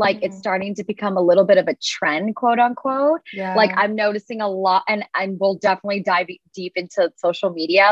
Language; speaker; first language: English; native; English